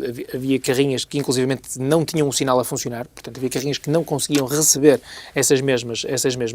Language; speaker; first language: Portuguese; native; Portuguese